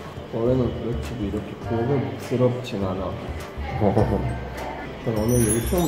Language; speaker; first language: Korean; non-native, fluent; Bosnian